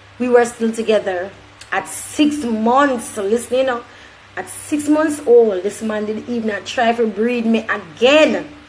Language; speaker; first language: English; native; English